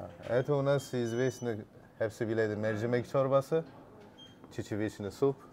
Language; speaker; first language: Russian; non-native, learner; Turkish